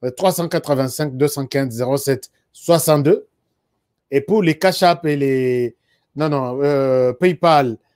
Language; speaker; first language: French; non-native, local second language; Lingala